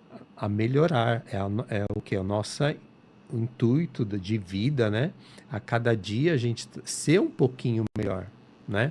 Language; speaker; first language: Portuguese; native; Portuguese